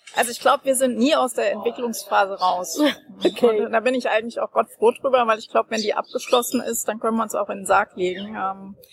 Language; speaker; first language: German; native; German